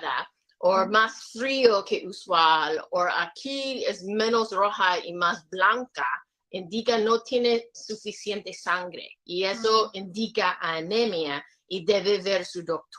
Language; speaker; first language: Spanish; non-native, learner; English